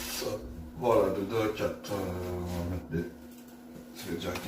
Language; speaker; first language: French; native; French